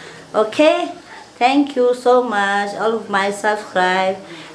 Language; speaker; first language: English; non-native, learner; Tibetan